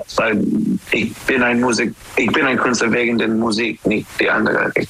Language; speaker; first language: German; non-native, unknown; English